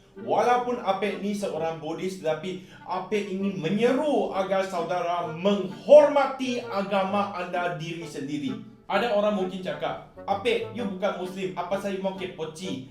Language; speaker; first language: Malay; non-native, local second language; Chinese